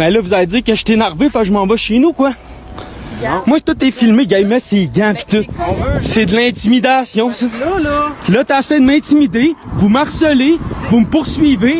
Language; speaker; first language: French; native; French